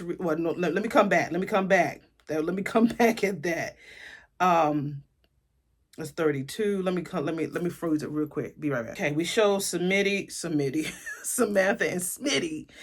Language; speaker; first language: English; native; English